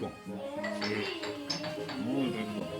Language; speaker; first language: Spanish; native; Spanish